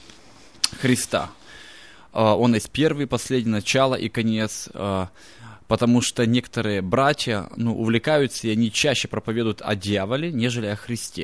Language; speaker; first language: Russian; native; Russian